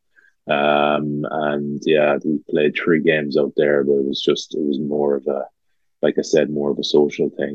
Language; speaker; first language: English; native; English